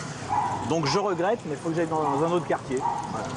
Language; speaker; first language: French; native; French